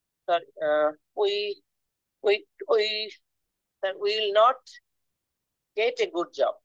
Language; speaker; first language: English; non-native, learner; Bangla